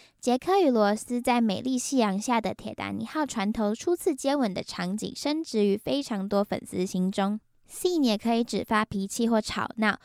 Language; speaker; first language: Chinese; native; Chinese